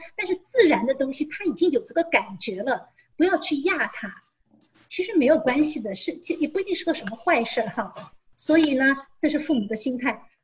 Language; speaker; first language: Chinese; native; Chinese